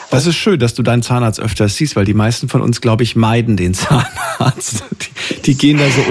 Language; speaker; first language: German; native; German